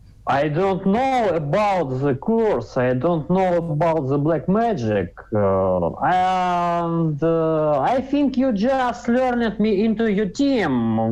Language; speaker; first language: English; non-native, learner; Russian